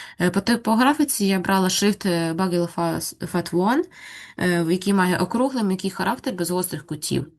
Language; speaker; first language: Ukrainian; native; Ukrainian